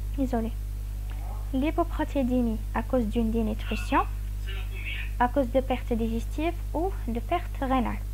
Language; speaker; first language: French; non-native, local second language; Arabic